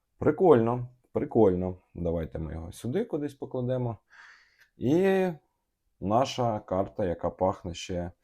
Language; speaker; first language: Ukrainian; non-native, local second language; Russian